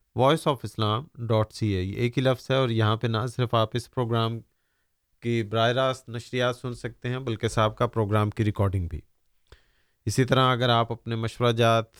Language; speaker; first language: Urdu; native; Urdu